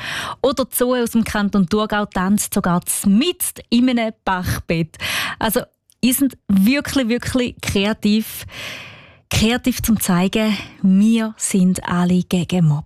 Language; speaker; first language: German; native; German